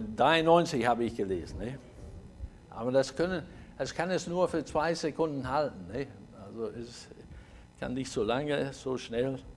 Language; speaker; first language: German; non-native, fluent; English